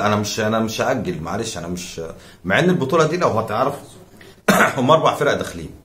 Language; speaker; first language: Arabic; native; Arabic